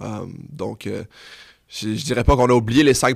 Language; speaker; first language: French; native; French